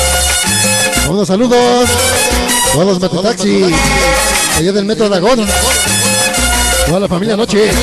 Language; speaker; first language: Spanish; native; Spanish